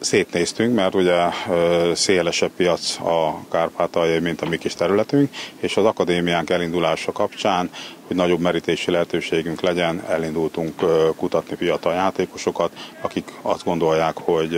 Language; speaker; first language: Hungarian; native; Hungarian